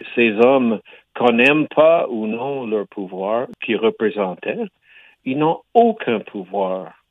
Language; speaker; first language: French; native; French